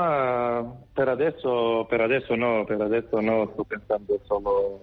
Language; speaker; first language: Italian; non-native, fluent; Macedonian